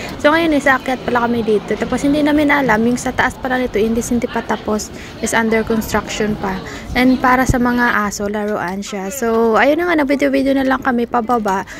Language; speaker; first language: Filipino; native; Filipino